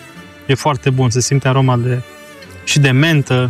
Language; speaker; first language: Romanian; native; Romanian